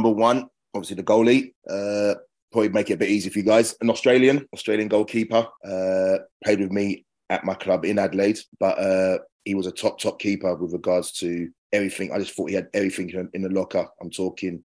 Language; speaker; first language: English; native; English